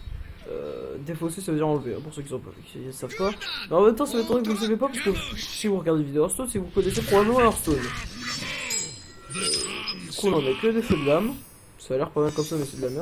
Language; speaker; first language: French; native; French